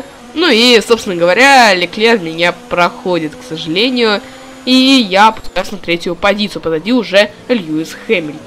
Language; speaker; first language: Russian; native; Russian